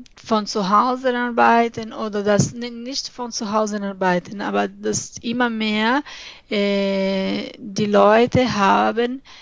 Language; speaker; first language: German; non-native, fluent; Portuguese